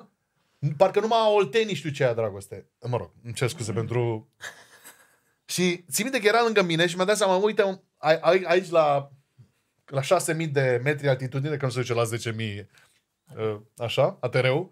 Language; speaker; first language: Romanian; native; Romanian